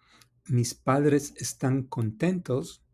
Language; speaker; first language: Spanish; non-native, fluent; English